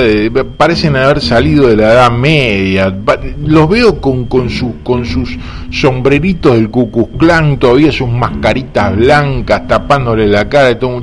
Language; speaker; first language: Spanish; native; Spanish